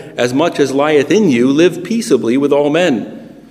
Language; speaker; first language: English; native; English